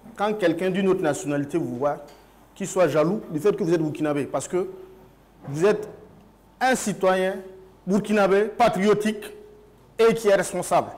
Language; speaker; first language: French; non-native, local second language; Mossi